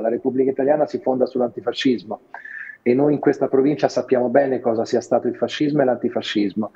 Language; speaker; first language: Italian; native; Italian